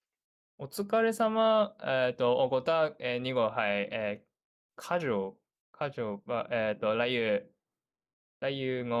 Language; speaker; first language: Chinese; non-native, learner; Japanese